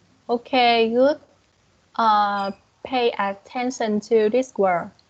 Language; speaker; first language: English; non-native, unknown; Vietnamese